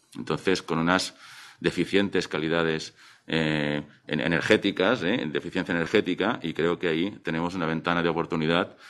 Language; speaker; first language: Spanish; non-native, local second language; Catalan